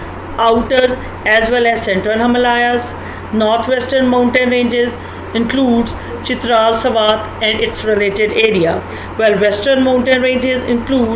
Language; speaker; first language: English; non-native, local second language; Urdu